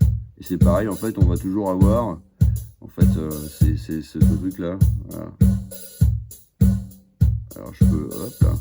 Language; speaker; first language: French; native; French